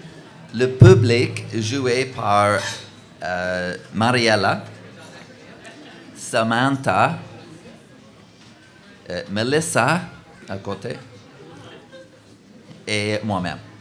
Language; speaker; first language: French; non-native, local second language; English